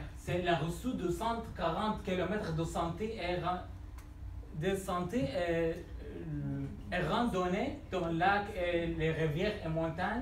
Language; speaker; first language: French; non-native, learner; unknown